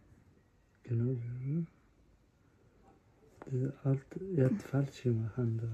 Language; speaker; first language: German; non-native, learner; Somali